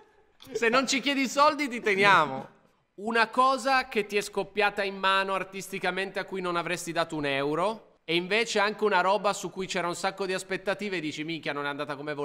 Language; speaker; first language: Italian; native; Italian